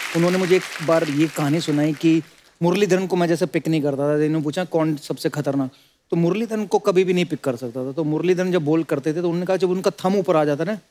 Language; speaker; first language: Hindi; native; Hindi